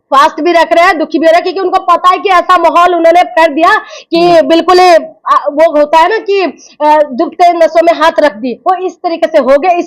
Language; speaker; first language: Hindi; non-native, local second language; Assamese